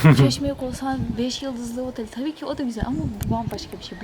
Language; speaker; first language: Turkish; non-native, learner; Russian